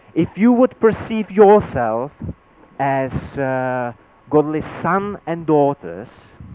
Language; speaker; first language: English; non-native, fluent; Czech